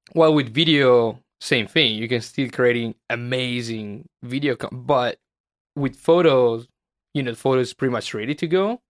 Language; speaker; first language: English; non-native, fluent; Italian